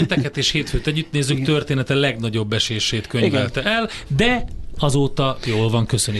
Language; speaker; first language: Hungarian; native; Hungarian